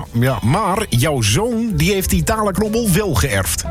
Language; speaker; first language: Dutch; native; Dutch